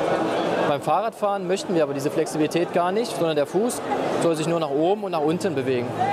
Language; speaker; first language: German; native; German